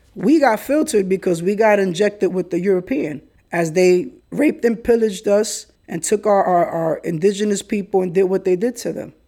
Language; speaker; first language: English; early bilingual, other home language; Spanish